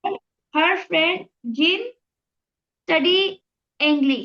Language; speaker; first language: English; non-native, learner; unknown